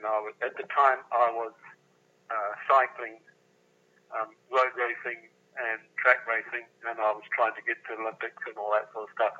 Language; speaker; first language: English; native; English